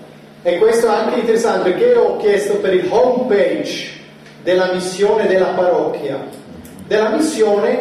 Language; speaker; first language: Italian; non-native, fluent; German